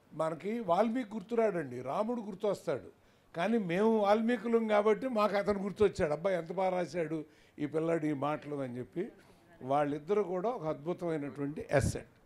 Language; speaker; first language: Telugu; native; Telugu